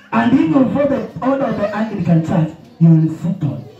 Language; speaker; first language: English; non-native, local second language; Swahili